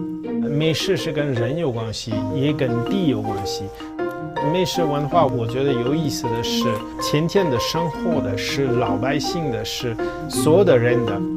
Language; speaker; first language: Chinese; non-native, fluent; French